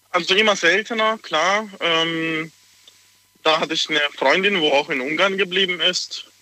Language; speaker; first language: German; non-native, fluent; Hungarian